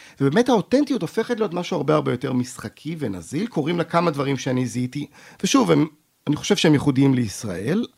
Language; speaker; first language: Hebrew; native; Hebrew